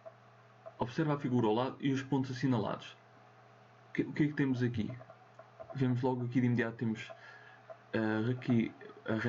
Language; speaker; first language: Portuguese; native; Portuguese